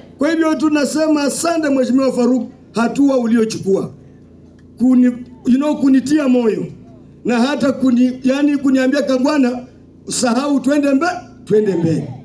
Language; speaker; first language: Swahili; non-native, local second language; Luyia